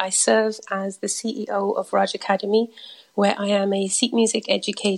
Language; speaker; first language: English; native; English